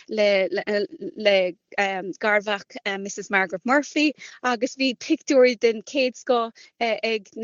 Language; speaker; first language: Irish; non-native, local second language; English